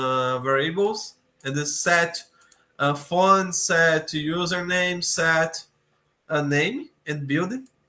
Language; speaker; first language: English; non-native, learner; Portuguese